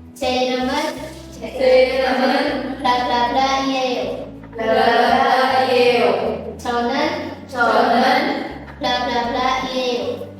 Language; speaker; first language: Korean; non-native, learner; Indonesian